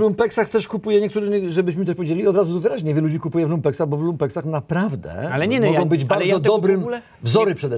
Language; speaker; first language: Polish; native; Polish